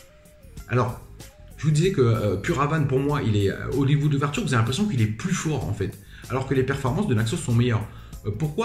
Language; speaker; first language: French; native; French